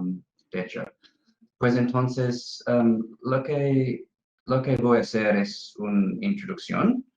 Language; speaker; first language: Spanish; non-native, fluent; English